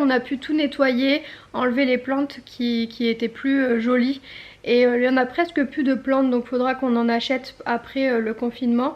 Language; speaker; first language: French; native; French